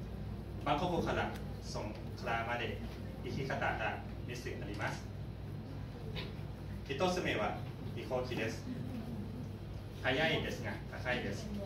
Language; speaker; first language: Japanese; non-native, learner; Thai